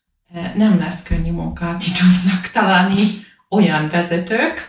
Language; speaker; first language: Hungarian; non-native, learner; English